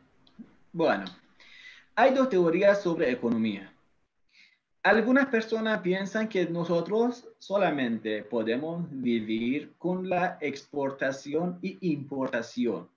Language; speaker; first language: Spanish; non-native, fluent; Persian